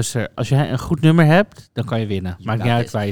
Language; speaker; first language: Dutch; native; Dutch